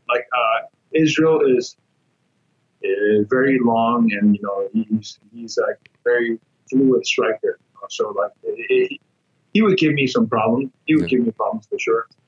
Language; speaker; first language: English; non-native, fluent; Burmese